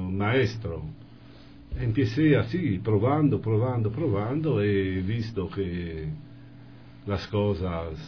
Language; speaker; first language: Spanish; non-native, fluent; Italian